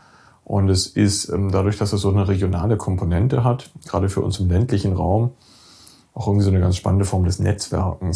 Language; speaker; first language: German; native; German